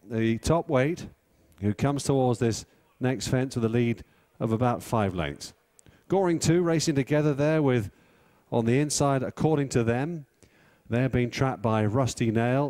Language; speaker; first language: English; native; English